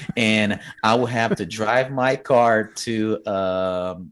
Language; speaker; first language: English; non-native, fluent; Portuguese